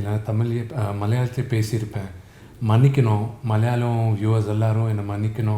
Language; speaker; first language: Tamil; non-native, local second language; Telugu